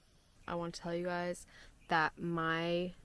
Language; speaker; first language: English; native; English